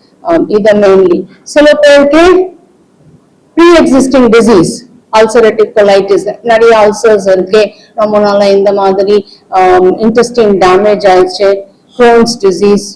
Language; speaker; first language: Tamil; non-native, local second language; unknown